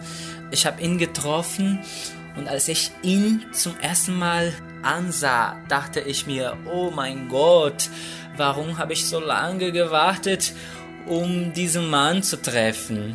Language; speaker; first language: German; non-native, fluent; Portuguese